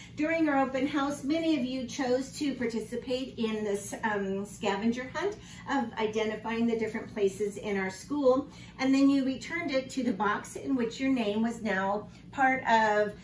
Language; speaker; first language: English; native; English